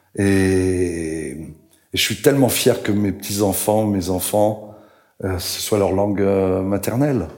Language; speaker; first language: French; native; French